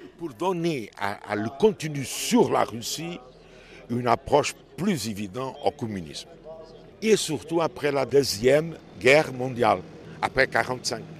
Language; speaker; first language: French; non-native, fluent; Portuguese